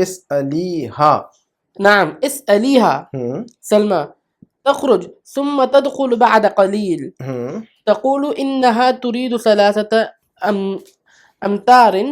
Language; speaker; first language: Arabic; non-native, learner; Urdu